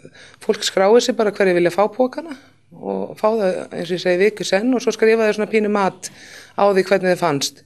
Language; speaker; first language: Icelandic; native; Icelandic